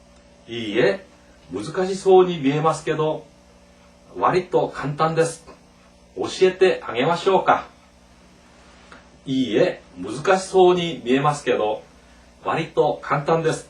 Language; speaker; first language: Japanese; non-native, fluent; Korean